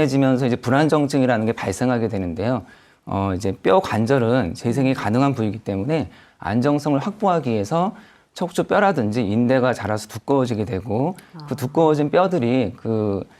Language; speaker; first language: Korean; native; Korean